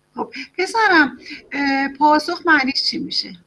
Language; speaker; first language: Persian; native; Persian